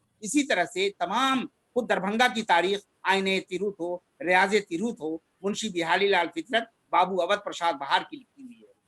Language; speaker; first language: Urdu; native; Urdu